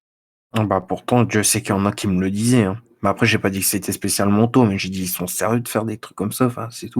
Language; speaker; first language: French; native; French